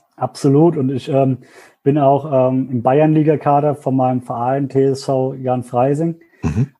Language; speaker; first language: German; native; German